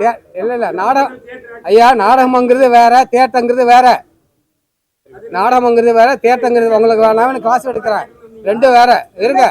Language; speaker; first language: Tamil; native; Tamil